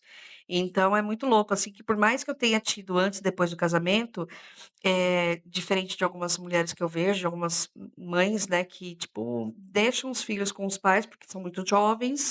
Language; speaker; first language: Portuguese; native; Portuguese